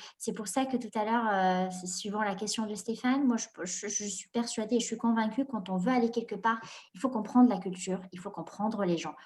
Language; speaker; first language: French; non-native, local second language; Arabic